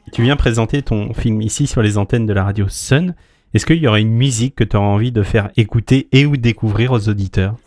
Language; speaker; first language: French; native; French